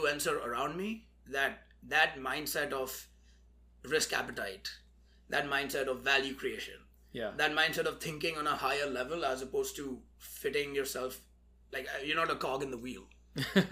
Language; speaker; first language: English; non-native, local second language; Hindi